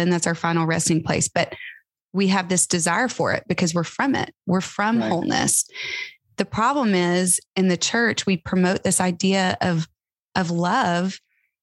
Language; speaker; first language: English; native; English